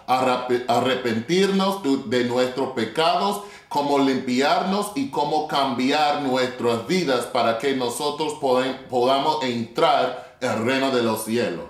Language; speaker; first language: Spanish; non-native, fluent; English